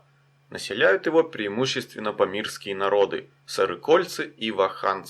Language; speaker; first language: Russian; native; Russian